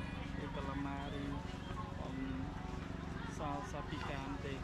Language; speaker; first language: Italian; non-native, fluent; Vietnamese